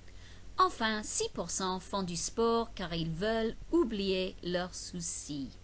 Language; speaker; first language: French; non-native, fluent; English